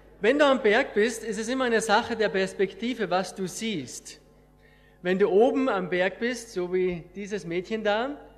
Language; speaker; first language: German; native; German